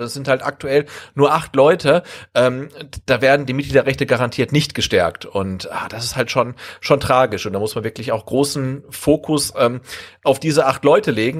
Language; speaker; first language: German; native; German